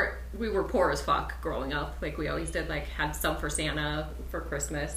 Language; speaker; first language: English; native; English